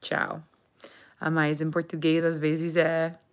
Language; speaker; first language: Portuguese; non-native, learner; English